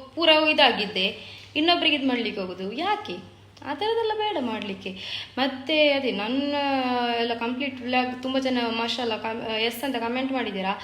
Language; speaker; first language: Kannada; non-native, local second language; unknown